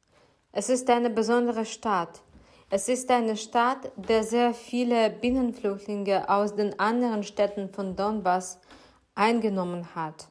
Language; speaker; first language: German; non-native, fluent; Ukrainian